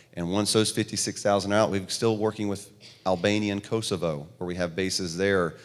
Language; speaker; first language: English; native; English